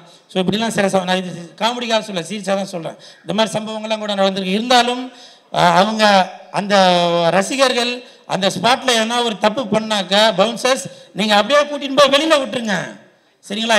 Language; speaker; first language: Tamil; native; Tamil